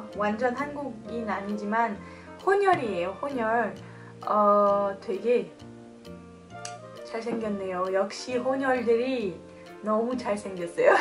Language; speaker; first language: Korean; non-native, fluent; French